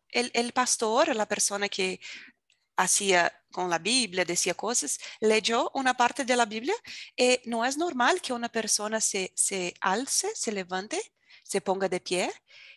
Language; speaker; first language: Spanish; non-native, fluent; Portuguese